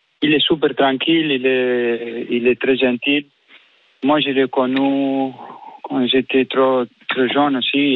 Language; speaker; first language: French; non-native, fluent; Spanish